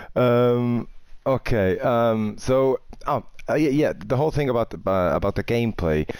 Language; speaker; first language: English; non-native, fluent; German